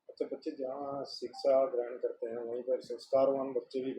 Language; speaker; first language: Hindi; native; Hindi